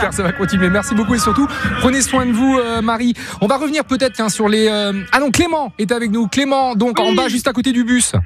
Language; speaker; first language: French; native; French